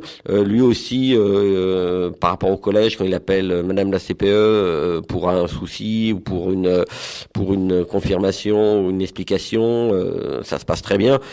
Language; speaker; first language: French; native; French